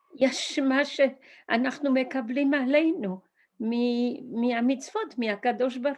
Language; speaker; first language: Hebrew; non-native, fluent; French